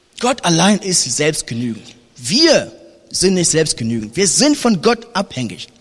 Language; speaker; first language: German; non-native, fluent; French